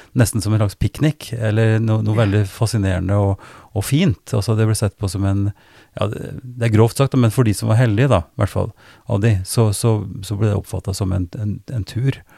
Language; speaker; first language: Norwegian; native; Norwegian